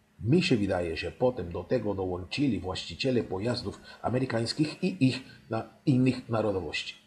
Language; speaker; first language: Polish; non-native, fluent; Spanish